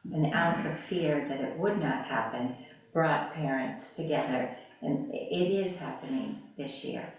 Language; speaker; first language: English; native; English